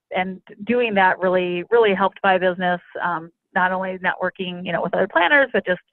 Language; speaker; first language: English; native; English